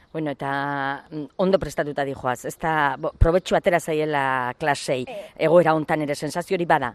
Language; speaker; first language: Basque; native; Basque